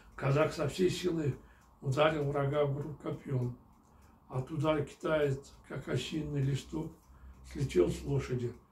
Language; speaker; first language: Russian; non-native, local second language; Kyrgyz